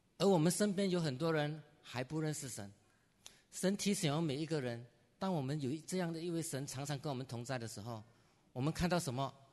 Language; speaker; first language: Chinese; native; Chinese